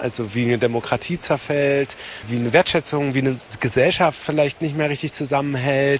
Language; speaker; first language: German; native; German